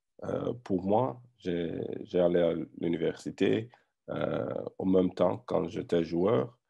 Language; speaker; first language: French; non-native, learner; English